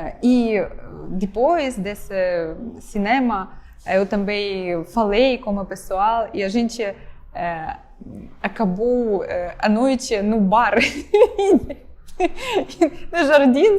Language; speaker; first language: Portuguese; non-native, fluent; Ukrainian